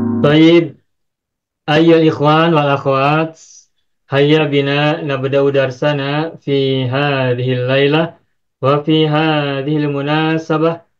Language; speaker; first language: Arabic; non-native, fluent; Indonesian